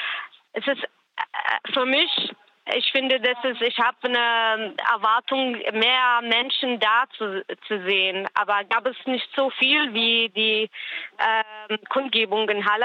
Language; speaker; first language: German; non-native, learner; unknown